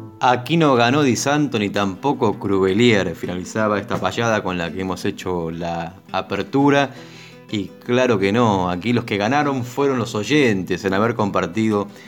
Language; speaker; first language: Spanish; native; Spanish